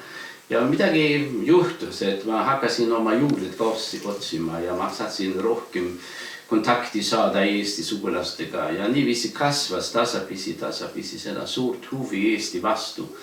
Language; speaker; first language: Estonian; non-native, fluent; Swedish